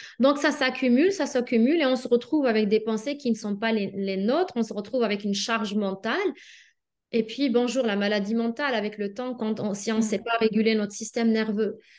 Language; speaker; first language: French; non-native, local second language; Arabic